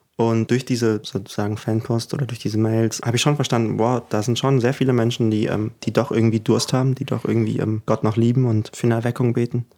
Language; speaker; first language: German; early bilingual, other home language; Ukrainian